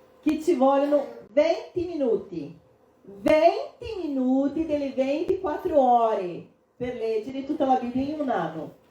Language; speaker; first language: Italian; non-native, fluent; Portuguese